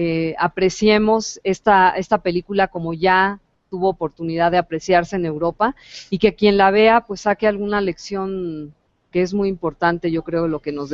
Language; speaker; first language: Spanish; native; Spanish